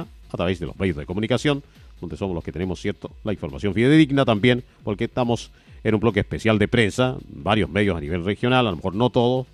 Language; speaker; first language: Spanish; native; Spanish